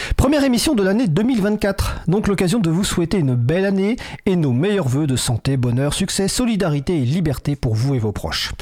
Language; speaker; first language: French; native; French